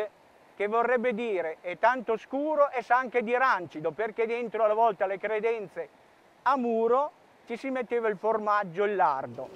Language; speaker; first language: Italian; native; Italian